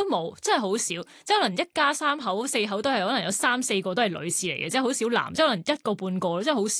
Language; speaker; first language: Cantonese; early bilingual, other home language; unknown